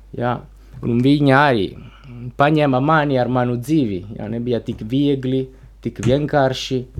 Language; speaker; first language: Latvian; non-native, learner; Italian